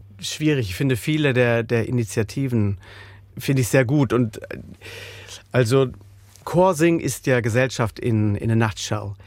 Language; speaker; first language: German; native; German